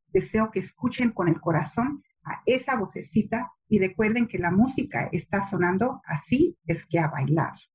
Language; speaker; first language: Spanish; early bilingual, heritage; Spanish